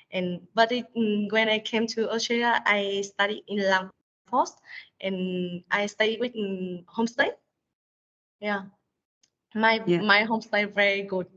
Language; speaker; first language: English; non-native, learner; Vietnamese